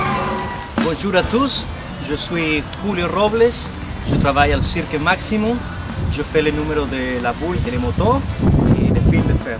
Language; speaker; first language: French; non-native, fluent; Spanish